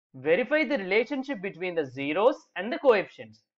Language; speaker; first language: English; non-native, local second language; Telugu